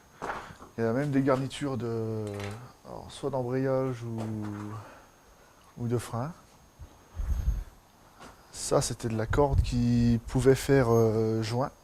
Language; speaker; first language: French; native; French